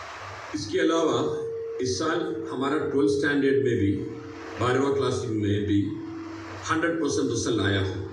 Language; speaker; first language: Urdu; non-native, local second language; Malayalam